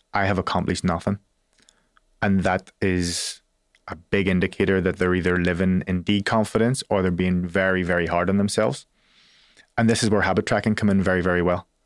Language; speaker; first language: English; native; English